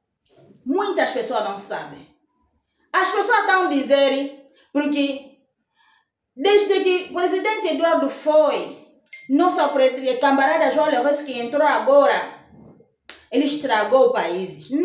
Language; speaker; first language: Portuguese; non-native, fluent; Lingala